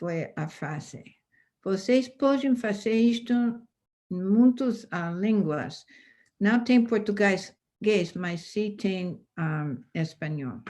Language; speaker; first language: Portuguese; non-native, fluent; English